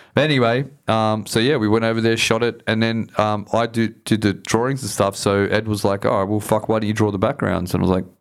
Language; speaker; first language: English; native; English